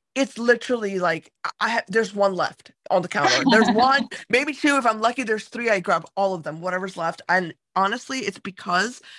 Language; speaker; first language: English; native; English